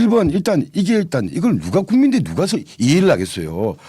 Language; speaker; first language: Korean; native; Korean